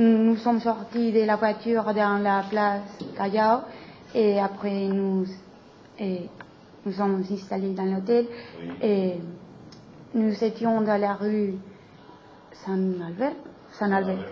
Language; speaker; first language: French; non-native, learner; Spanish